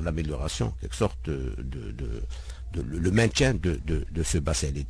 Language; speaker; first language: French; non-native, local second language; Arabic